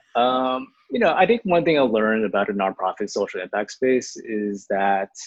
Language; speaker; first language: English; early bilingual, other home language; Chinese